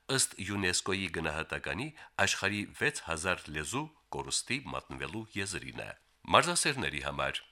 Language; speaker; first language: Armenian; native; Armenian